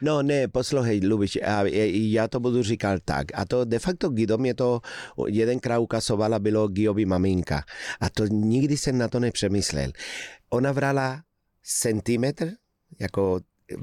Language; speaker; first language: Czech; non-native, fluent; Spanish